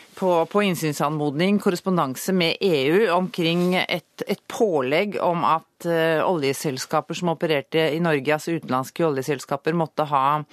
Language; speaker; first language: Norwegian; native; Norwegian